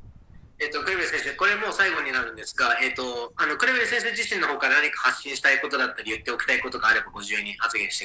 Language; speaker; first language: Japanese; native; Japanese